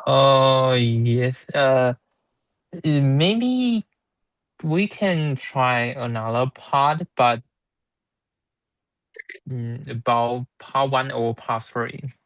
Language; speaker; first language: English; non-native, learner; Chinese